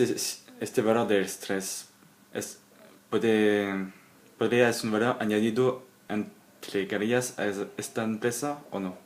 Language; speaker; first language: Spanish; non-native, learner; French